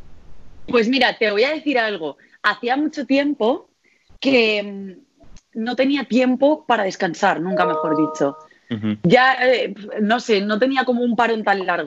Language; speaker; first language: Spanish; native; Spanish